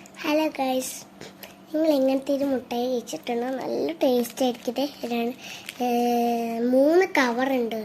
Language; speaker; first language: Malayalam; native; Malayalam